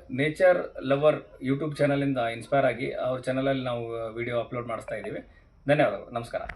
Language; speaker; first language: Kannada; native; Kannada